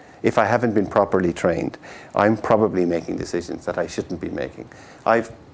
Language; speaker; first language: English; native; English